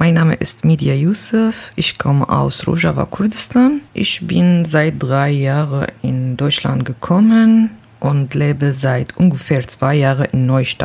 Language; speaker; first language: German; non-native, learner; Kurdish